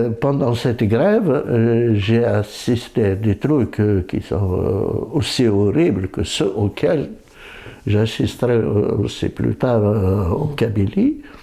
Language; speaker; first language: French; non-native, local second language; Kabyle